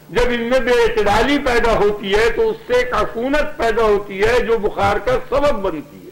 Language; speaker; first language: Urdu; native; Urdu